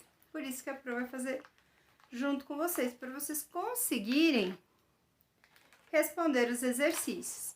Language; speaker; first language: Portuguese; native; Portuguese